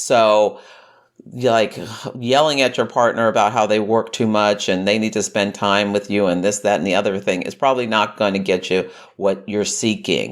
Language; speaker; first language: English; native; English